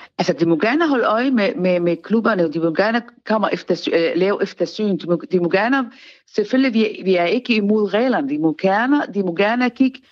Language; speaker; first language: Danish; non-native, fluent; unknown